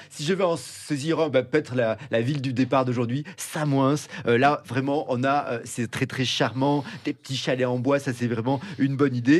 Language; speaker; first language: French; native; French